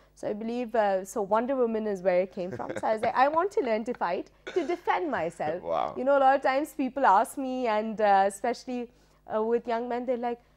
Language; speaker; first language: English; non-native, local second language; Urdu